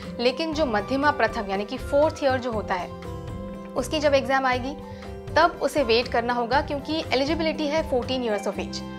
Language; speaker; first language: Hindi; non-native, local second language; Gujarati